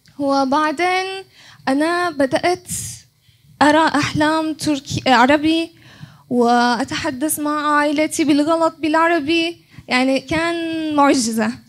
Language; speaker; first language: Arabic; non-native, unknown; Turkish